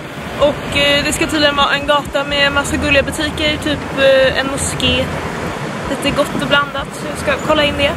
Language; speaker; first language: Swedish; native; Swedish